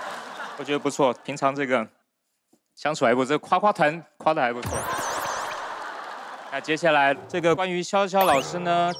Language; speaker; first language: Chinese; native; Chinese